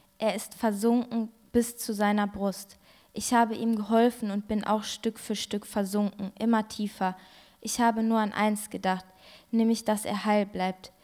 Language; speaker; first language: German; early bilingual, other home language; Turkish